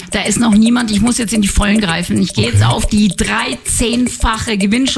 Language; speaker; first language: German; native; German